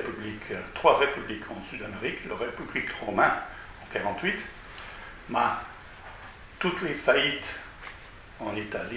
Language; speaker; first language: French; non-native, fluent; Italian